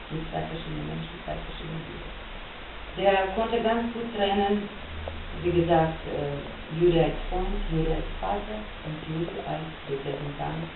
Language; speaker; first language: German; non-native, fluent; Russian